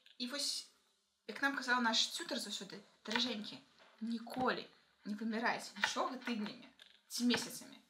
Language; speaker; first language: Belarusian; native; Belarusian